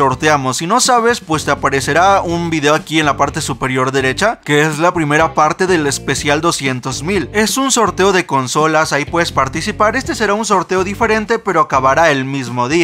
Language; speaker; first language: Spanish; native; Spanish